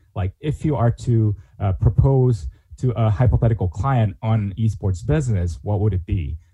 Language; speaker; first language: English; non-native, fluent; Korean